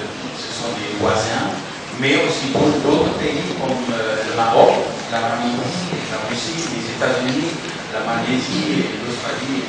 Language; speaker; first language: French; non-native, fluent; German